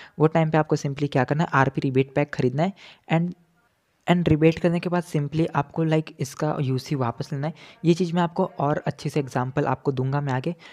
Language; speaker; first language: Hindi; native; Hindi